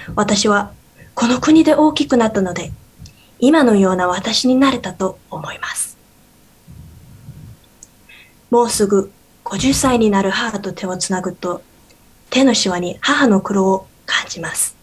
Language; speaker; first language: Japanese; non-native, learner; Korean